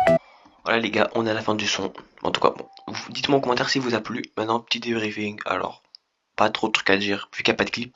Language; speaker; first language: French; native; French